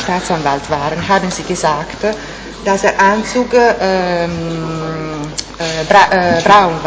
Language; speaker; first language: German; non-native, fluent; Italian